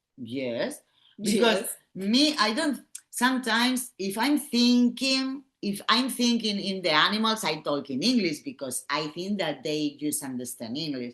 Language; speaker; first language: English; non-native, learner; Catalan